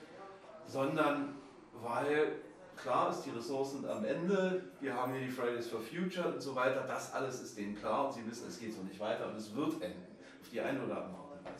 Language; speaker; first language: German; native; German